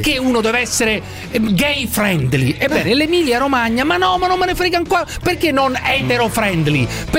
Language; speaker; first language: Italian; native; Italian